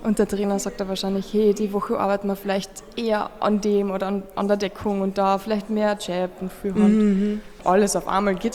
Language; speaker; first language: German; native; German